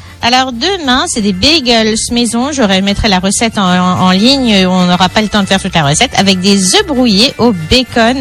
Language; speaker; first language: French; native; French